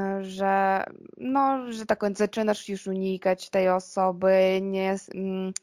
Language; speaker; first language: Polish; non-native, fluent; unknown